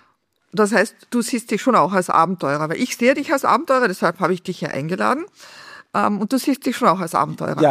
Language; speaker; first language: German; native; German